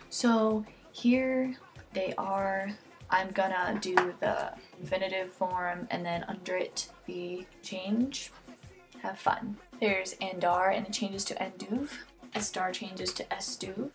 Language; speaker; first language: English; native; English